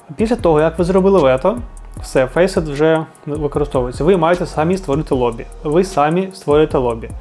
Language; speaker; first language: Ukrainian; non-native, local second language; Russian